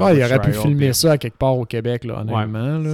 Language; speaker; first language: French; native; French